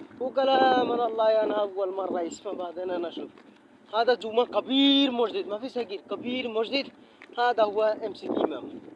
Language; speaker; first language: Arabic; non-native, learner; Bangla